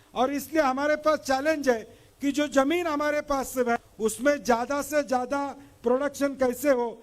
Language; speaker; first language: Hindi; non-native, local second language; Marathi